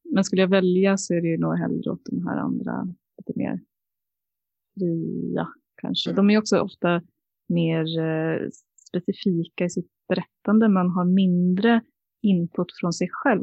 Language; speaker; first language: Swedish; native; Swedish